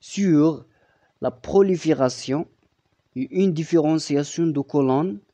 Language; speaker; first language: French; non-native, local second language; Arabic